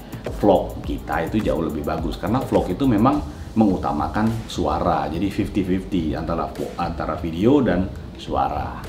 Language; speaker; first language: Indonesian; native; Indonesian